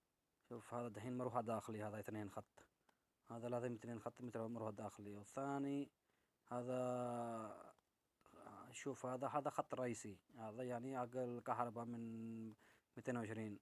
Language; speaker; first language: Arabic; non-native, learner; Urdu